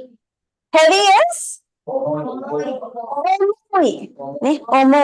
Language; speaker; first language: Japanese; non-native, fluent; Tamil